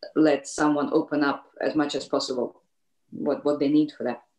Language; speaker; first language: English; native; English